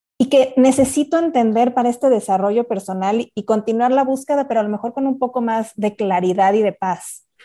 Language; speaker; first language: Spanish; native; Spanish